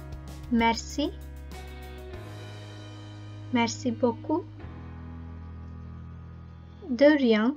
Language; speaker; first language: French; non-native, fluent; Sinhala